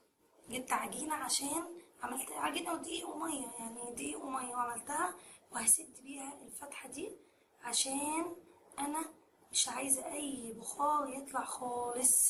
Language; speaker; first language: Arabic; native; Arabic